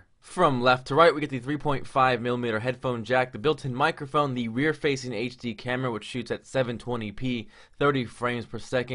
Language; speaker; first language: English; native; English